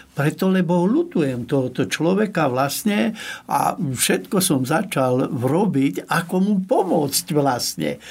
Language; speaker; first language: Slovak; non-native, local second language; Hungarian